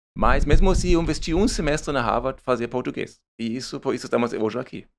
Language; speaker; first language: Portuguese; non-native, fluent; German